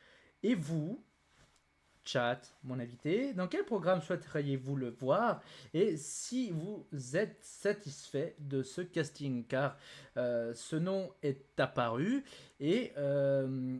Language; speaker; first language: French; native; French